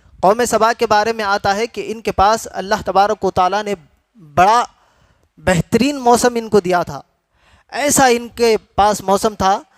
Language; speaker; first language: Urdu; native; Urdu